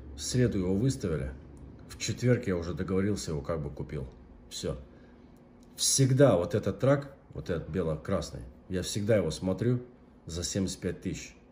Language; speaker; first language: Russian; native; Russian